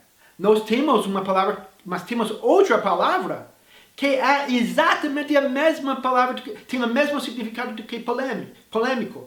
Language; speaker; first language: Portuguese; non-native, fluent; English